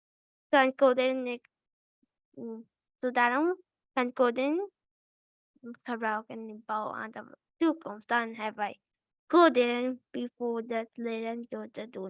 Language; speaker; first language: Dutch; early bilingual, other home language; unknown